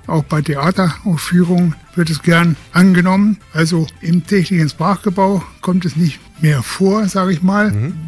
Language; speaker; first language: German; native; German